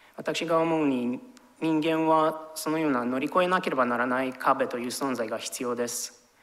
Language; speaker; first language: Japanese; non-native, fluent; Romanian